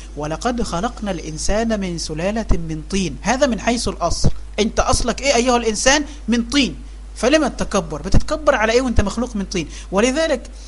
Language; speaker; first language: Arabic; native; Arabic